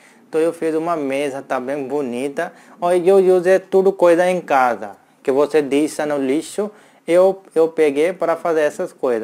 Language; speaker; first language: Portuguese; non-native, learner; Hindi